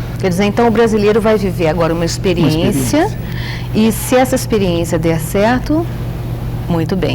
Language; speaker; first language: Portuguese; native; Portuguese